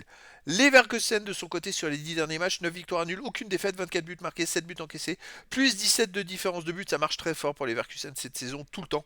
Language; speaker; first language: French; native; French